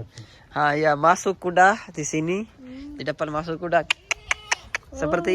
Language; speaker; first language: Indonesian; non-native, learner; Urdu